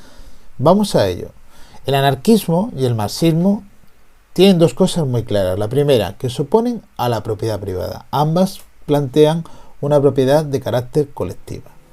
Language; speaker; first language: Spanish; native; Spanish